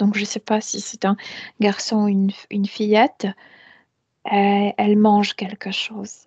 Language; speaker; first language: French; non-native, fluent; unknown